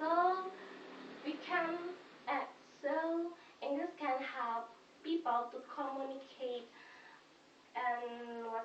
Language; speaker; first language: English; non-native, fluent; Indonesian